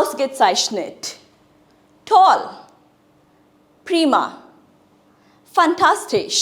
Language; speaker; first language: German; non-native, fluent; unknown